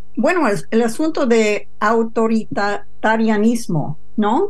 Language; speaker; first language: Spanish; non-native, fluent; English